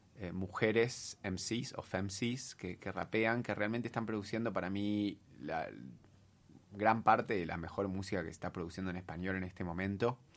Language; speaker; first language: Spanish; native; Spanish